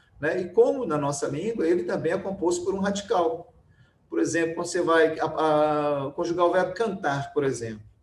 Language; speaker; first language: Portuguese; native; Portuguese